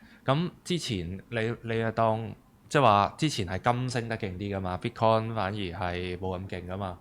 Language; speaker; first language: Cantonese; native; Cantonese